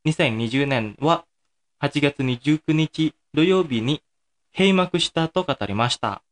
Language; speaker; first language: Japanese; non-native, fluent; Indonesian